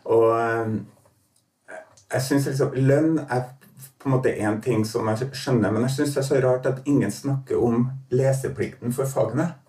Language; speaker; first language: Norwegian; native; Norwegian